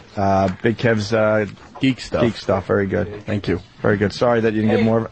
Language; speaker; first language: English; native; English